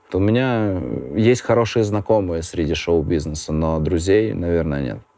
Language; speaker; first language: Russian; native; Russian